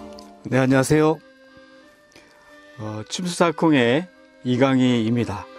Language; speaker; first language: Korean; native; Korean